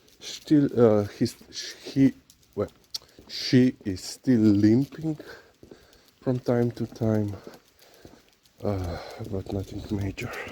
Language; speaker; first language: English; non-native, fluent; Slovenian